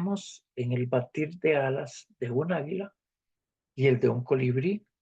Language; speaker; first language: Spanish; native; Spanish